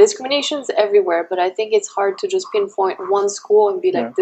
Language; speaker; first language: English; non-native, fluent; French